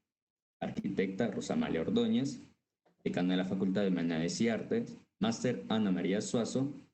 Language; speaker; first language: Spanish; native; Spanish